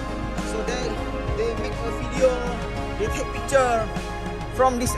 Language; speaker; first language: English; non-native, learner; Indonesian